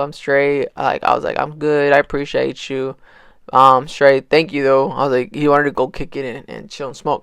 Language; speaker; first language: English; native; English